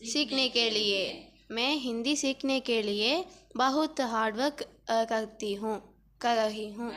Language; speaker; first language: Hindi; non-native, learner; Tamil